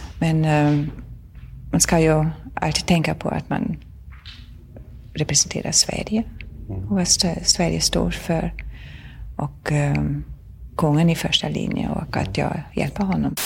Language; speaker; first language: Swedish; non-native, fluent; German